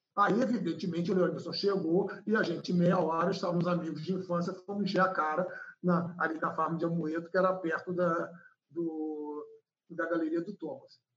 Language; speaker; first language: Portuguese; native; Portuguese